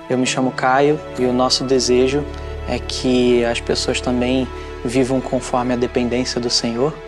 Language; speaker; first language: Portuguese; native; Portuguese